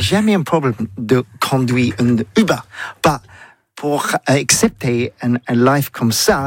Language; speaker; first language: French; non-native, learner; English